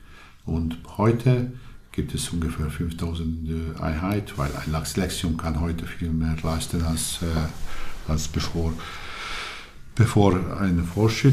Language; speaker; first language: German; non-native, learner; Hungarian